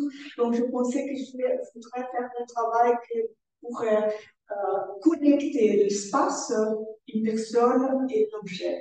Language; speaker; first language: French; non-native, learner; Portuguese